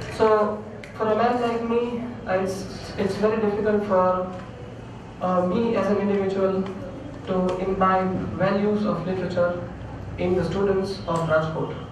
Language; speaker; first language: English; non-native, local second language; Gujarati